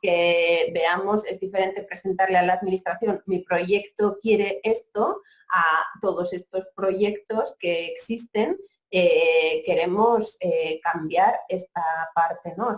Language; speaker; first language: Spanish; native; Spanish